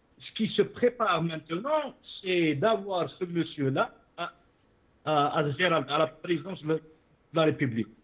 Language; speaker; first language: French; non-native, local second language; Arabic